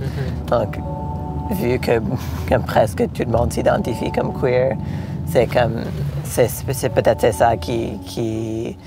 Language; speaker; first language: French; non-native, local second language; English